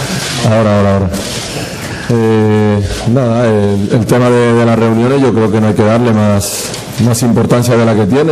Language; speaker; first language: Spanish; native; Spanish